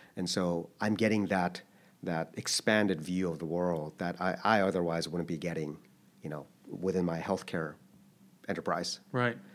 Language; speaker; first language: English; early bilingual, other home language; Korean